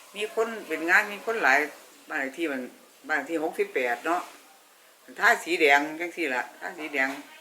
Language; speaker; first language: Thai; native; Thai